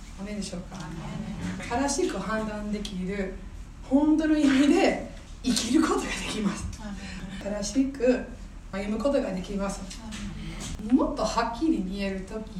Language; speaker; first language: Japanese; non-native, fluent; English